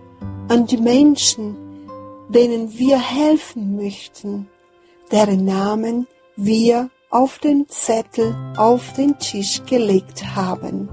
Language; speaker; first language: German; non-native, fluent; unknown